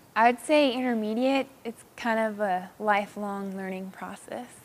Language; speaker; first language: English; native; English